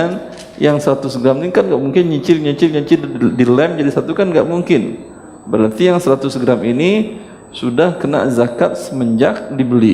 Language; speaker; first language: Indonesian; native; Indonesian